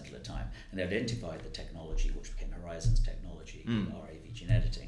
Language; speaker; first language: English; native; English